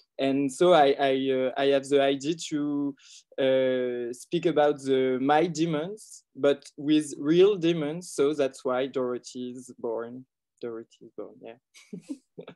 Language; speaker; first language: English; non-native, learner; French